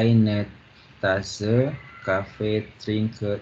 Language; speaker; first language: German; non-native, learner; Indonesian